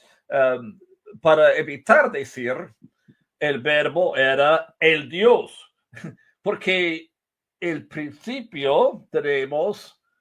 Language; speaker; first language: Spanish; non-native, fluent; English